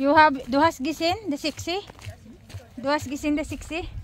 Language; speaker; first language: German; non-native, learner; Filipino